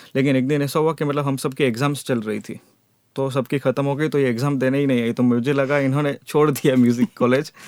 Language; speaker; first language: Hindi; non-native, local second language; Gujarati